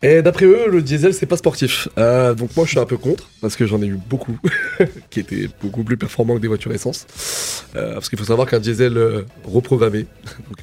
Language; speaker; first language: French; native; French